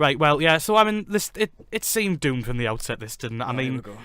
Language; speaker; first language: English; native; English